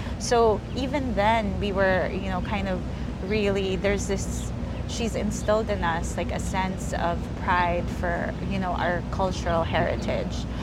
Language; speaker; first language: English; early bilingual, other home language; Filipino